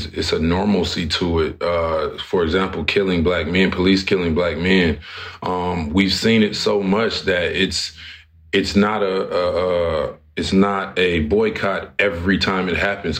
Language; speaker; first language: English; native; English